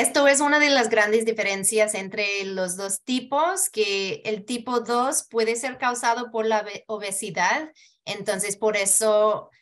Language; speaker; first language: Spanish; early bilingual, heritage; Spanish